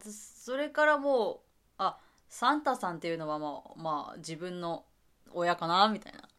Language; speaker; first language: Japanese; non-native, fluent; Chinese